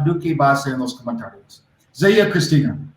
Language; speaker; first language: Spanish; non-native, learner; English